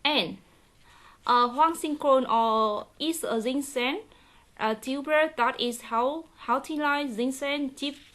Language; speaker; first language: English; non-native, learner; Vietnamese